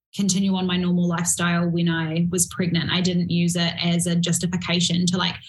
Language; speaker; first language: English; native; English